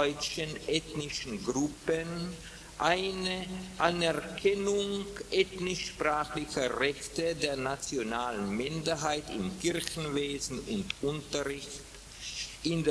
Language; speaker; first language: German; non-native, fluent; Czech